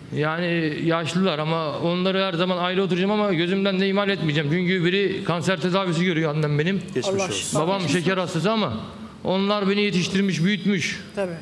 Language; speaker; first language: Turkish; native; Turkish